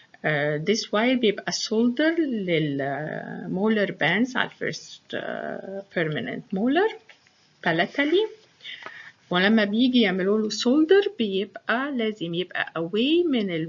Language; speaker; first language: Arabic; native; Arabic